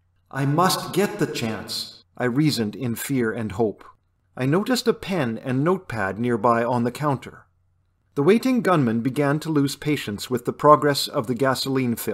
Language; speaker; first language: English; native; English